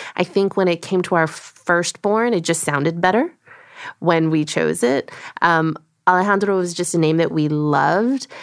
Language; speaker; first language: English; early bilingual, other home language; Korean